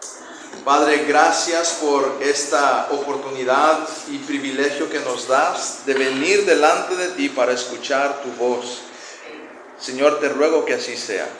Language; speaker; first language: Spanish; native; Spanish